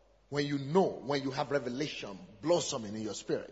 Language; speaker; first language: English; non-native, local second language; Yoruba